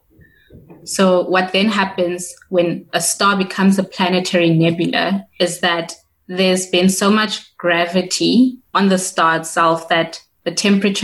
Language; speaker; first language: English; non-native, local second language; Tswana